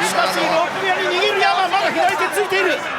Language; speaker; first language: Japanese; native; Japanese